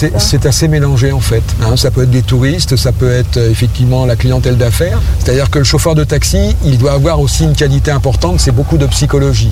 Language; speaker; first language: French; native; French